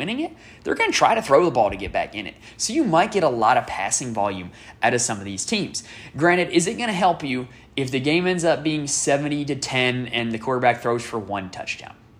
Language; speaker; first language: English; native; English